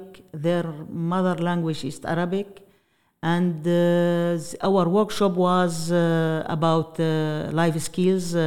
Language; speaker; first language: English; non-native, learner; Arabic